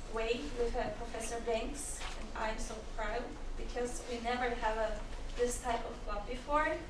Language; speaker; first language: English; non-native, learner; Ukrainian